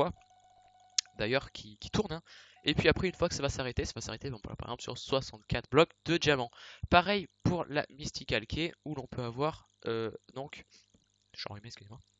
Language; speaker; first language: French; native; French